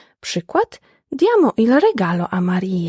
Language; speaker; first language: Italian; non-native, fluent; Polish